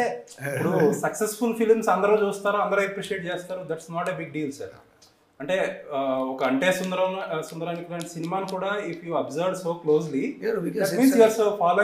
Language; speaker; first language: Telugu; native; Telugu